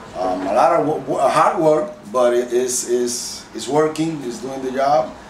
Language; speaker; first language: English; non-native, local second language; Spanish